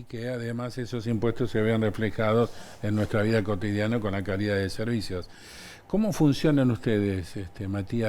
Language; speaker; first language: Spanish; native; Spanish